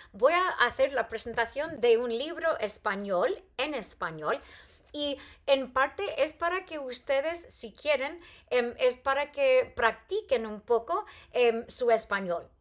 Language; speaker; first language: Spanish; non-native, fluent; English